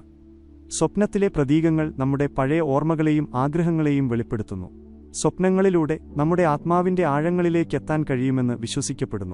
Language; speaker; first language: Malayalam; native; Malayalam